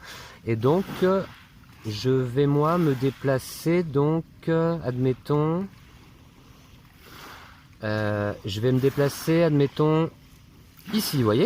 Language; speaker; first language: French; native; French